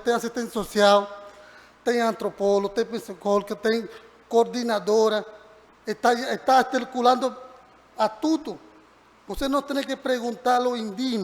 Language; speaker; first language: Portuguese; non-native, learner; Spanish